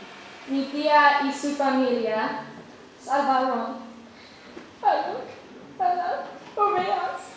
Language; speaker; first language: Spanish; non-native, learner; English